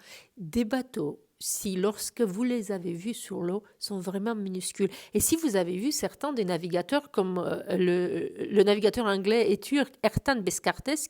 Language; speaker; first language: French; native; French